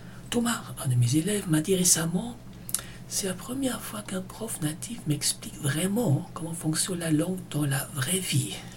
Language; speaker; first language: French; non-native, fluent; German